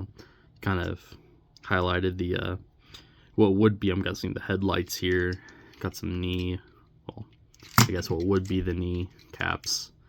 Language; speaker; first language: English; native; English